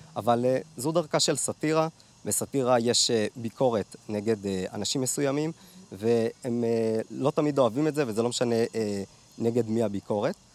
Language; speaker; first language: Hebrew; native; Hebrew